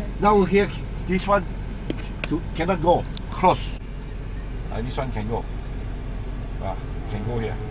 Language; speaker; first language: English; non-native, learner; Malay